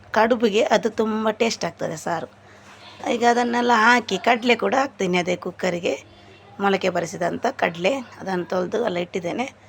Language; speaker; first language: Kannada; non-native, local second language; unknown